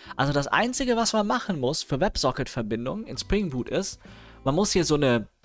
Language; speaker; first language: German; native; German